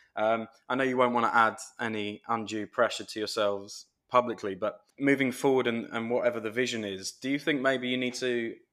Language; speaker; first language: English; native; English